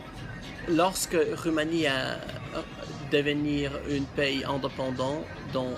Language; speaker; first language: French; non-native, learner; English